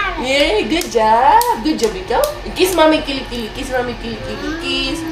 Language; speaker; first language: Filipino; non-native, local second language; Cebuano